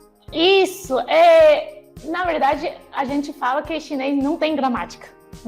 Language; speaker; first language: Portuguese; non-native, fluent; Chinese